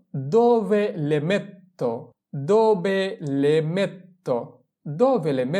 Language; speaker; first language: Italian; non-native, fluent; Bangla